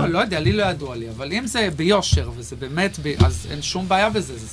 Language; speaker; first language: Hebrew; native; Hebrew